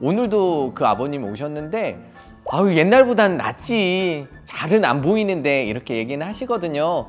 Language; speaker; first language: Korean; native; Korean